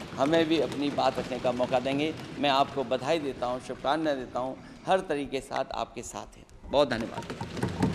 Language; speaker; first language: Hindi; native; Hindi